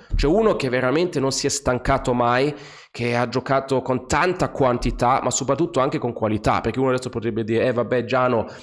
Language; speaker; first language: Italian; non-native, fluent; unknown